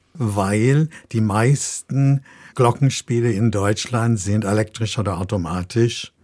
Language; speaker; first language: German; non-native, fluent; English